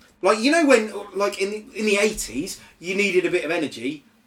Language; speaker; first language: English; native; English